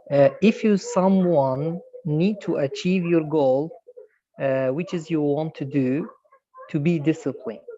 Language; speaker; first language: English; non-native, learner; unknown